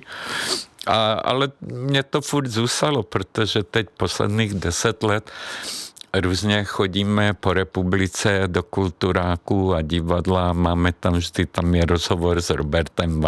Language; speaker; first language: Czech; non-native, fluent; Hungarian